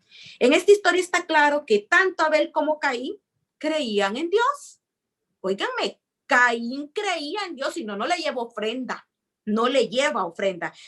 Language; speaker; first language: Spanish; native; Spanish